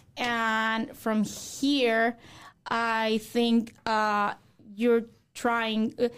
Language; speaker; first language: English; non-native, fluent; Spanish